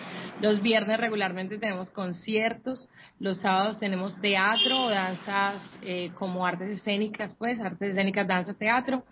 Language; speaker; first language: Spanish; native; Spanish